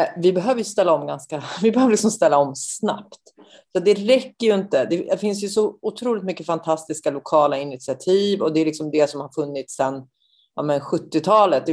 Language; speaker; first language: Swedish; native; Swedish